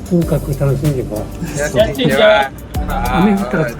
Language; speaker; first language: Japanese; native; Japanese